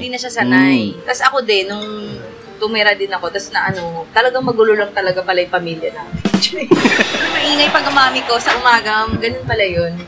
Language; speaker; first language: Filipino; native; Filipino